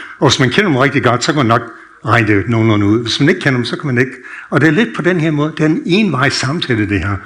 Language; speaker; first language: Danish; non-native, fluent; English